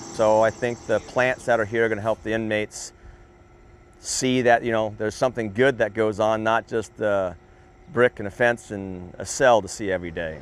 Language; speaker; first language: English; native; English